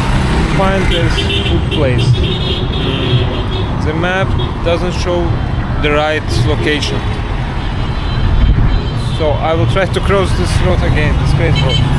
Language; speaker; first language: English; non-native, fluent; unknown